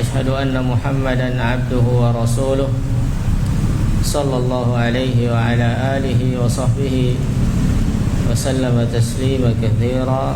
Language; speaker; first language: Arabic; non-native, fluent; Indonesian